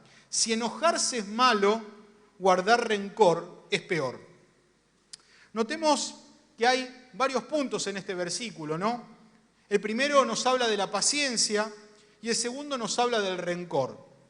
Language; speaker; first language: Spanish; native; Spanish